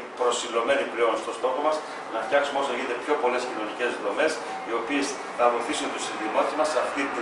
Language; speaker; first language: Greek; native; Greek